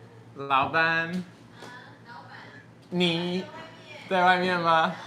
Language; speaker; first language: Chinese; non-native, fluent; English